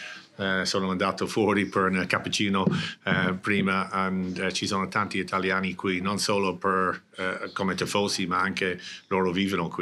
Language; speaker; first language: Italian; non-native, learner; English